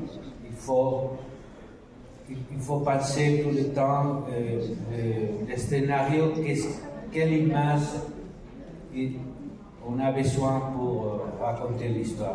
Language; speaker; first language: French; non-native, learner; Spanish